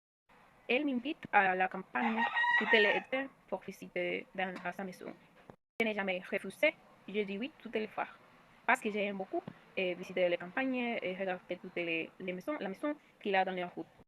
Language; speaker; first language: French; non-native, learner; Spanish